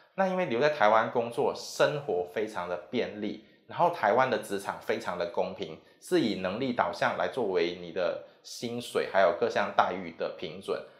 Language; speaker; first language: Chinese; native; Chinese